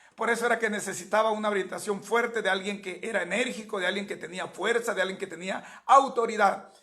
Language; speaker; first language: Spanish; native; Spanish